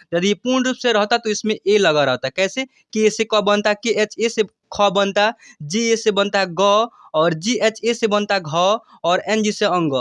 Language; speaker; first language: Hindi; native; Hindi